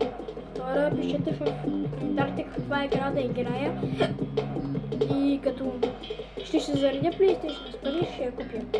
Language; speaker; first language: Bulgarian; native; Bulgarian